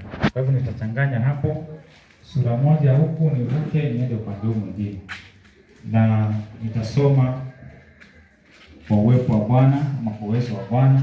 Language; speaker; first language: Swahili; native; Swahili